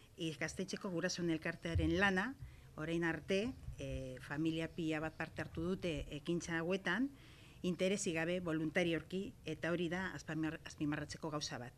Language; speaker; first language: Basque; non-native, local second language; Spanish